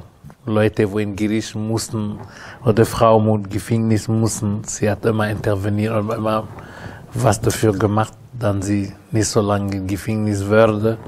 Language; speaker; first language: German; non-native, learner; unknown